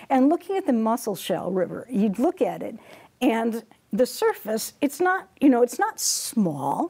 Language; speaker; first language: English; native; English